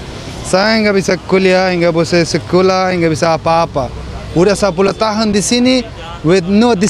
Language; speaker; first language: Indonesian; non-native, fluent; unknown